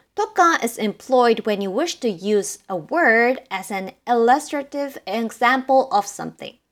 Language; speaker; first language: English; non-native, fluent; Japanese